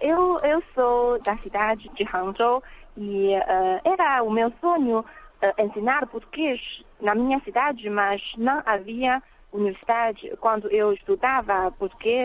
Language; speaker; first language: Portuguese; non-native, fluent; Chinese